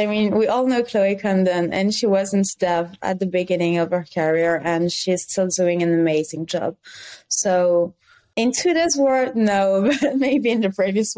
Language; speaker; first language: English; non-native, fluent; French